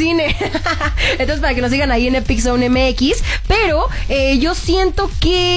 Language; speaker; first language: Spanish; native; Spanish